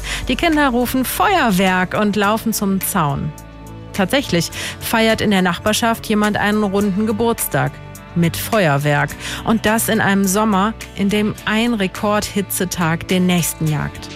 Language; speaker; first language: German; native; German